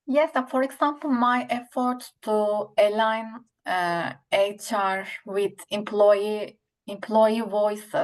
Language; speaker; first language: English; non-native, learner; Turkish